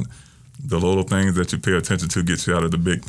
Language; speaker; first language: English; native; English